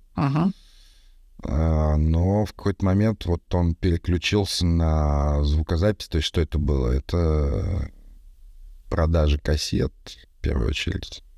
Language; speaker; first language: Russian; native; Russian